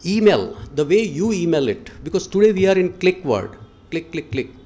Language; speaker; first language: English; non-native, local second language; Gujarati